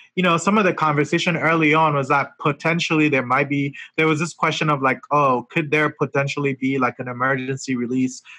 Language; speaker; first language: English; non-native, local second language; French